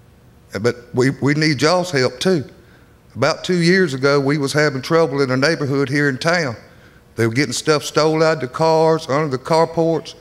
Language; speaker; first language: English; native; English